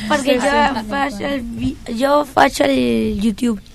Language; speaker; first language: Catalan; non-native, learner; Urdu